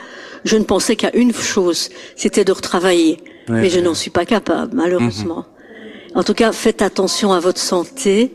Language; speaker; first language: French; native; French